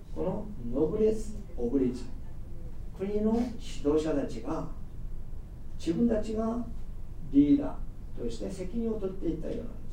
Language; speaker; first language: Japanese; non-native, fluent; Korean